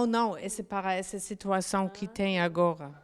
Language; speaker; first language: Portuguese; non-native, learner; German